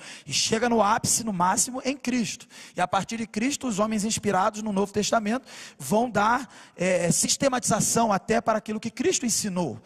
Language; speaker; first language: Portuguese; native; Portuguese